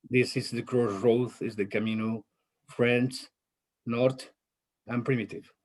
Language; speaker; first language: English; non-native, learner; Spanish